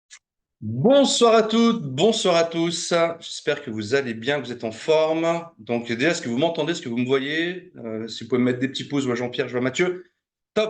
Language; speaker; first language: French; native; French